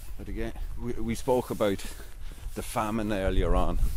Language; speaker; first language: English; native; English